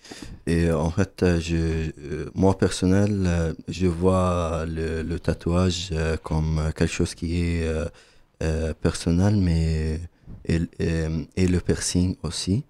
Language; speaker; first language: French; non-native, learner; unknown